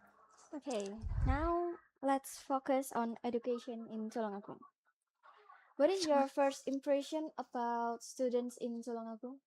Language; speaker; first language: English; non-native, learner; Indonesian